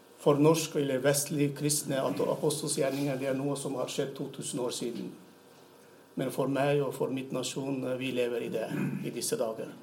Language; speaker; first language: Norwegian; non-native, fluent; Turkmen